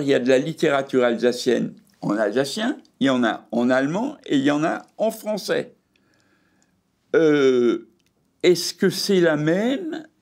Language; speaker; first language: French; native; French